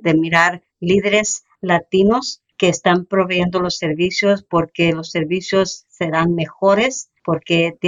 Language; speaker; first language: Spanish; early bilingual, heritage; Spanish